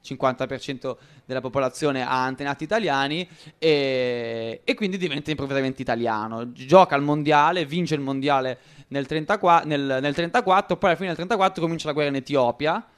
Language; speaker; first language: Italian; native; Italian